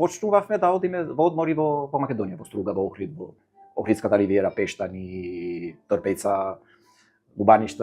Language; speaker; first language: Macedonian; non-native, fluent; Albanian